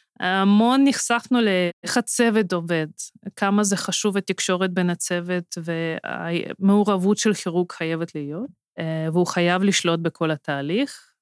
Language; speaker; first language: Hebrew; non-native, fluent; Russian